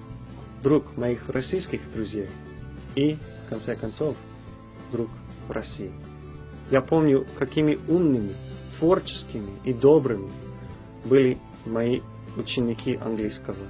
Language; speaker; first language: Russian; non-native, fluent; English